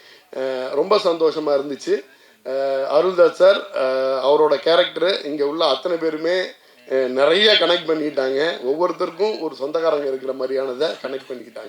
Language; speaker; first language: Tamil; native; Tamil